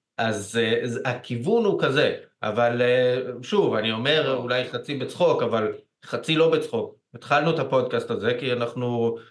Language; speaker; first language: Hebrew; native; Hebrew